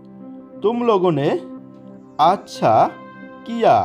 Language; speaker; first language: Hindi; non-native, fluent; Bangla